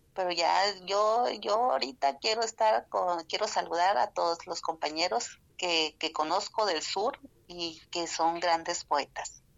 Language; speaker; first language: Spanish; non-native, local second language; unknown